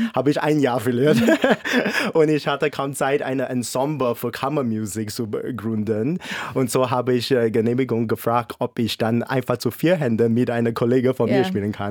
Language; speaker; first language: German; non-native, fluent; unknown